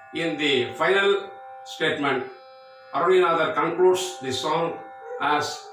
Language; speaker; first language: English; non-native, local second language; Tamil